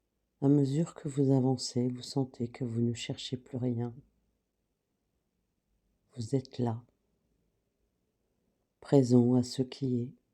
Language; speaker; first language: French; native; French